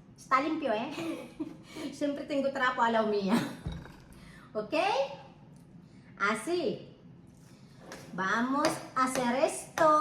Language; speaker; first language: Spanish; non-native, fluent; Filipino